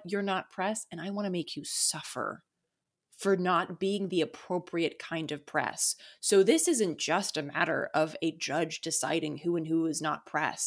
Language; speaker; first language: English; native; English